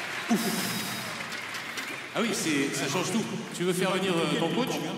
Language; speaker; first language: French; native; French